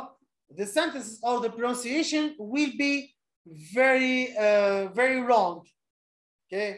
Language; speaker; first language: English; non-native, fluent; Arabic